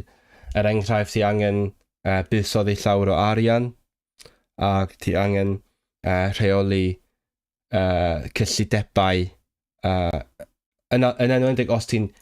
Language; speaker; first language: Welsh; non-native, fluent; Cantonese